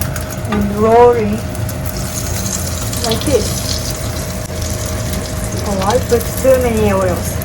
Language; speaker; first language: English; non-native, learner; Japanese